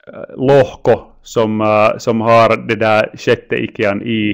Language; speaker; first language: Swedish; non-native, local second language; Finnish